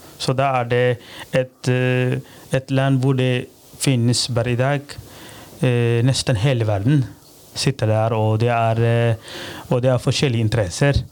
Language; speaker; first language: Norwegian; non-native, fluent; Somali